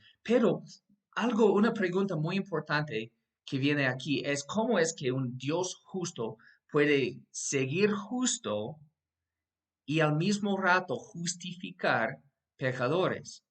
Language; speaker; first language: Spanish; non-native, fluent; English